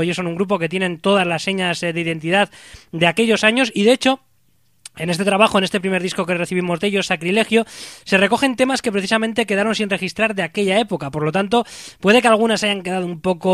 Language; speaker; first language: Spanish; native; Spanish